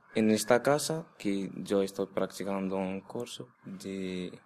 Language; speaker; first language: Spanish; non-native, fluent; Arabic